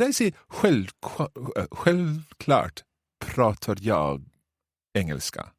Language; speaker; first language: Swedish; non-native, learner; English